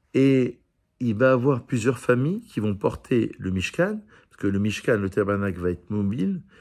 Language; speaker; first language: French; native; French